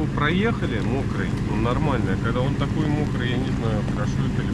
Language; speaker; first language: Russian; native; Russian